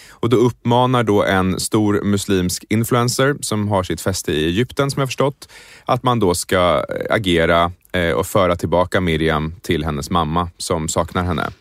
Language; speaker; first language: Swedish; native; Swedish